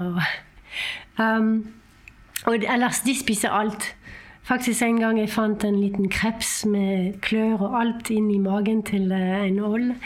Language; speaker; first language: Norwegian; non-native, fluent; French